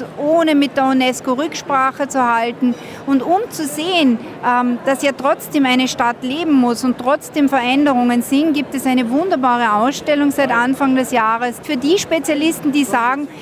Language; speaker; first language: German; native; German